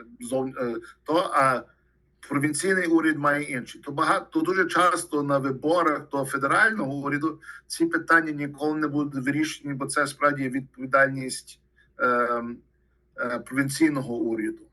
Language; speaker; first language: Ukrainian; early bilingual, heritage; Ukrainian